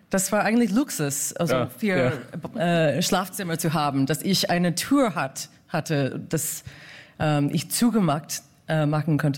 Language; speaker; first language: German; non-native, fluent; English